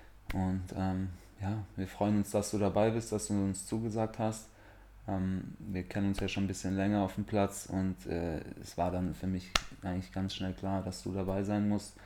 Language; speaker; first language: German; native; German